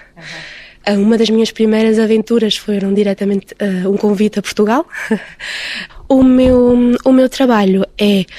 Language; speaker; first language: Portuguese; early bilingual, heritage; Portuguese